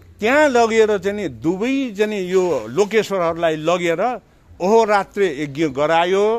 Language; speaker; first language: Nepali; non-native, local second language; Newari